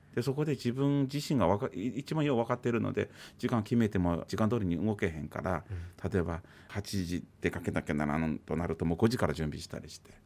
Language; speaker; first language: Japanese; native; Japanese